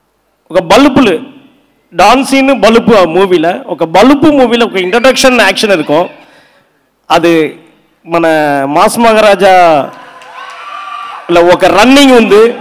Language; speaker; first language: Telugu; non-native, learner; Tamil